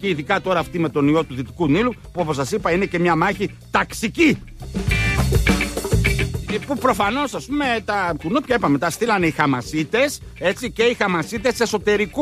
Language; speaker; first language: Greek; native; Greek